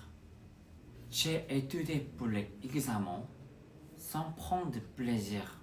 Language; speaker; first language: French; non-native, fluent; Korean